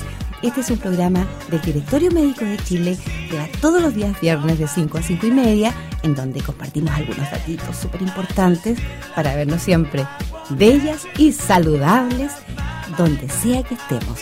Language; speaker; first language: Spanish; native; Spanish